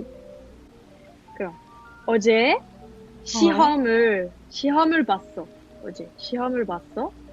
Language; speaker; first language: Korean; non-native, learner; French